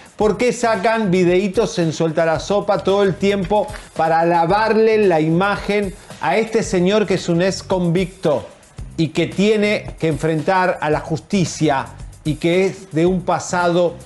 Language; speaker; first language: Spanish; native; Spanish